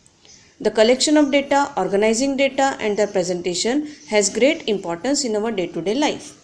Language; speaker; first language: English; non-native, local second language; Gujarati